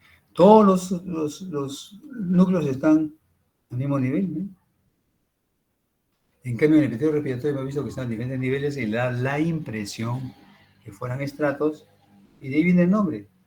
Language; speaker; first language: Spanish; native; Spanish